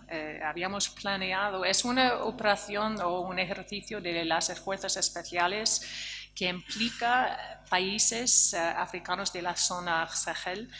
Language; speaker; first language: Spanish; non-native, fluent; English